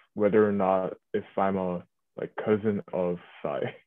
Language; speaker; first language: English; early bilingual, other home language; Korean